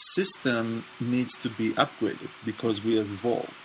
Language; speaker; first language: English; non-native, fluent; Hebrew